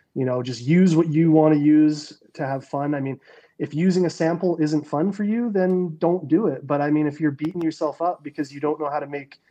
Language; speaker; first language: English; native; English